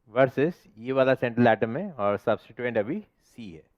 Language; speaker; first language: Hindi; non-native, local second language; Bangla